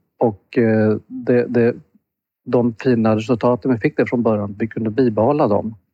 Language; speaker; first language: Swedish; native; Swedish